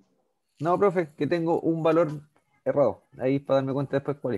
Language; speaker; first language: Spanish; native; Spanish